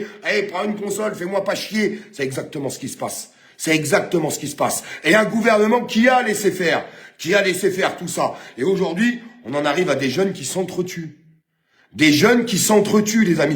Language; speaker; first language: French; native; French